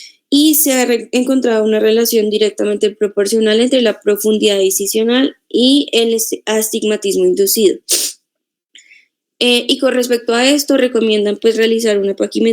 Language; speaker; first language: Spanish; native; Spanish